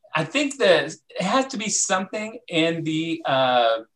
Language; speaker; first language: English; non-native, fluent; Spanish